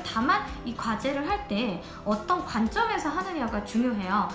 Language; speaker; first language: Korean; native; Korean